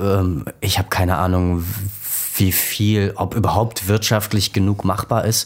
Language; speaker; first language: German; native; German